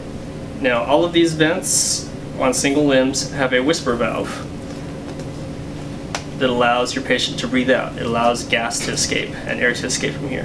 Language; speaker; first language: English; native; English